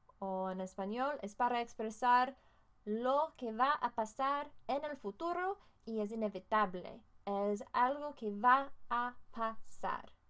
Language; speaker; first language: Spanish; non-native, learner; English